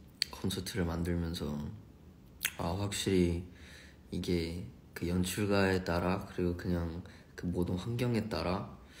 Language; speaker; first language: Korean; early bilingual, heritage; Korean